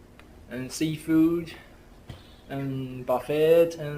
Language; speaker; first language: English; non-native, learner; Chinese